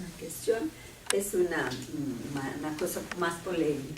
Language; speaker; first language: Spanish; non-native, fluent; Portuguese